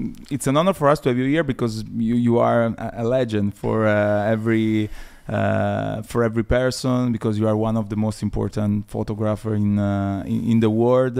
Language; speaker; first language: English; non-native, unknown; Italian